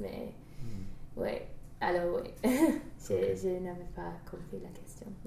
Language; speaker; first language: French; non-native, learner; English